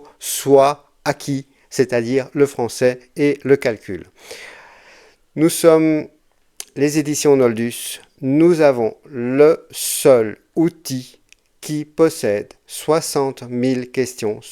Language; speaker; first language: French; native; French